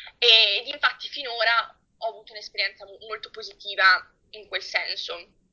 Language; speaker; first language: Italian; native; Italian